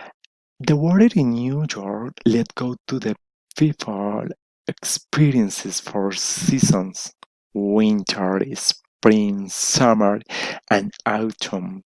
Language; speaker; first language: English; non-native, learner; Spanish